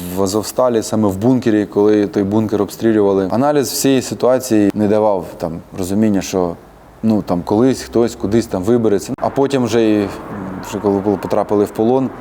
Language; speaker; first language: Ukrainian; native; Ukrainian